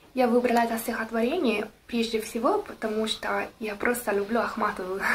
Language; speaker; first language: Russian; non-native, fluent; Italian